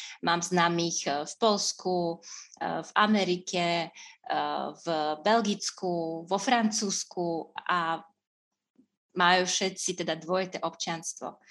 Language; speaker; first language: Slovak; non-native, fluent; Russian